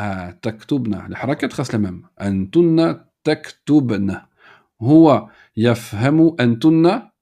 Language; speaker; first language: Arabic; non-native, fluent; French